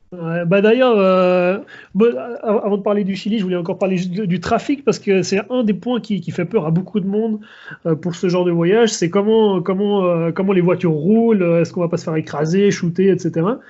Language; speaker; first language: French; native; French